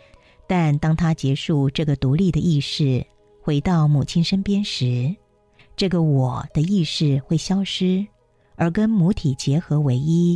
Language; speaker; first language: Chinese; native; Chinese